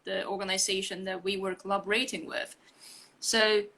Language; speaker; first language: English; non-native, fluent; Chinese